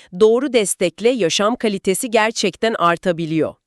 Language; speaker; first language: Turkish; native; Turkish